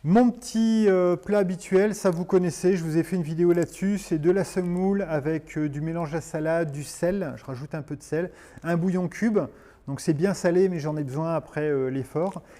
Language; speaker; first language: French; native; French